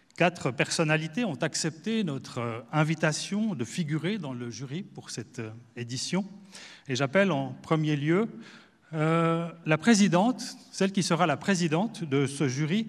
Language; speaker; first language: French; native; French